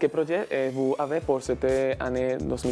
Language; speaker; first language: French; non-native, learner; Spanish